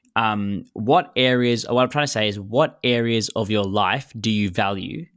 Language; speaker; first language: English; native; English